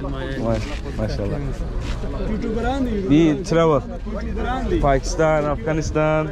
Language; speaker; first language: English; non-native, learner; Turkish